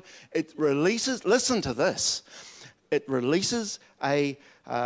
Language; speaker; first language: English; native; English